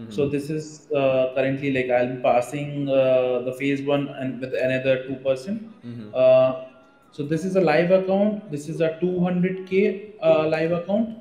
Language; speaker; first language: English; non-native, local second language; Hindi